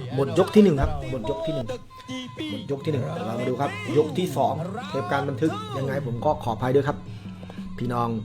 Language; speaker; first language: Thai; non-native, fluent; Khmer